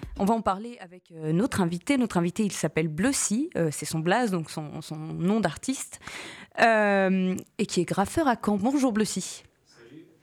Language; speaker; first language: French; native; French